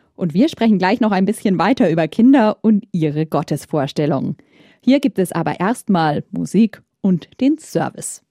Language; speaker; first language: German; native; German